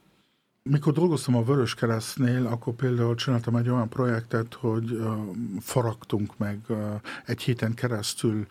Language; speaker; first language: Hungarian; early bilingual, heritage; Hungarian